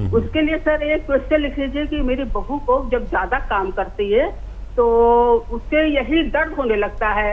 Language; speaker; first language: Hindi; native; Hindi